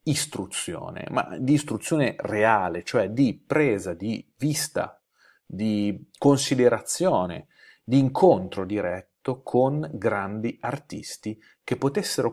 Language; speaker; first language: Italian; native; Italian